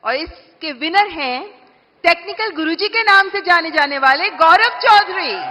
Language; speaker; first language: Hindi; native; Hindi